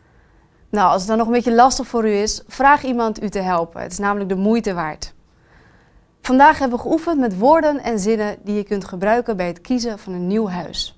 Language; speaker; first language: Dutch; native; Dutch